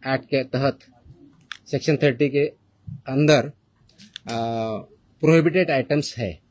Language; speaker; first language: Hindi; non-native, local second language; Marathi